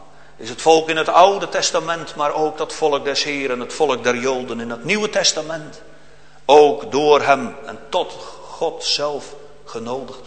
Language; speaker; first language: Dutch; native; Dutch